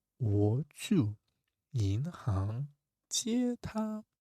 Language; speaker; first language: Chinese; non-native, fluent; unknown